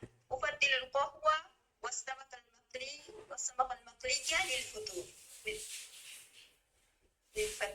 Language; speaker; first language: Arabic; non-native, learner; Bangla